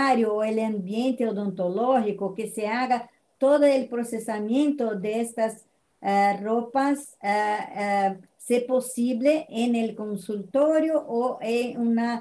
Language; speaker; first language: Spanish; non-native, fluent; Portuguese